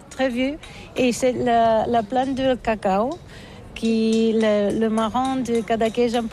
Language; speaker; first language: French; non-native, learner; Catalan